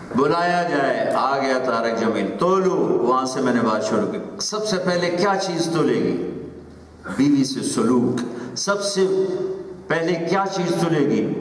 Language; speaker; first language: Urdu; non-native, local second language; Punjabi